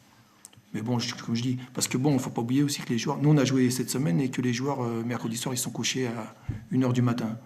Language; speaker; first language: French; native; French